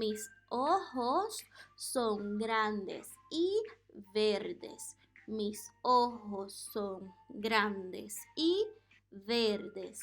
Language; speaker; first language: Spanish; non-native, fluent; English